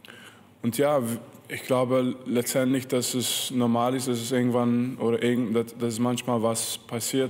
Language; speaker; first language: German; non-native, fluent; French